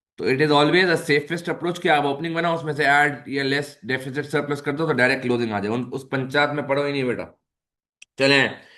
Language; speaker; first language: Urdu; native; Urdu